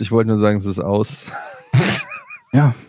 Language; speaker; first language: German; native; German